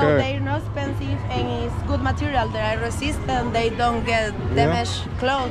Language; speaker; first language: English; non-native, learner; Spanish